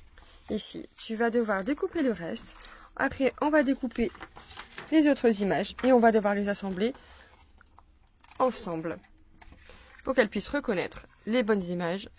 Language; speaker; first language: French; native; French